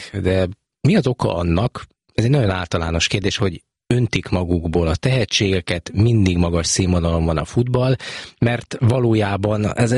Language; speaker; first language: Hungarian; native; Hungarian